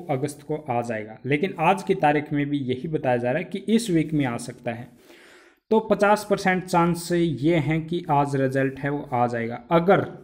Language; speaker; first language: Hindi; native; Hindi